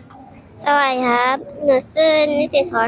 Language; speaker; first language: Thai; native; Thai